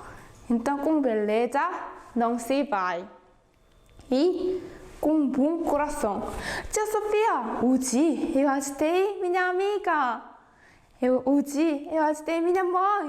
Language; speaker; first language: Portuguese; non-native, fluent; Korean